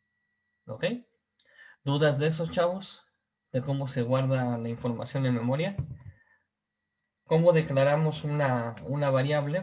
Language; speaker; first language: Spanish; native; Spanish